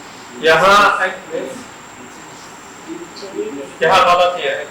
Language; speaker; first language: Hindi; non-native, learner; Turkish